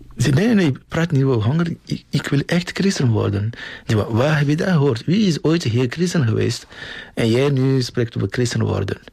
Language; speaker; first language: Dutch; non-native, fluent; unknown